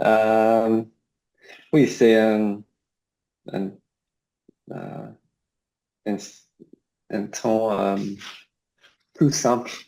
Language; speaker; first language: French; non-native, learner; English